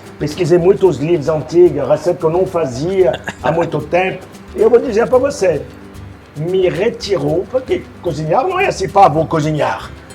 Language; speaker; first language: Portuguese; non-native, fluent; French